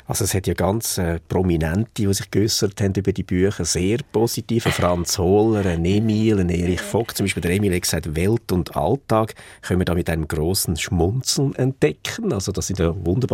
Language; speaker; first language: German; native; German